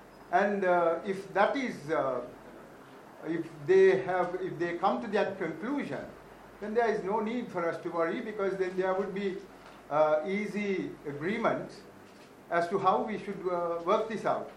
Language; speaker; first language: English; non-native, local second language; Tamil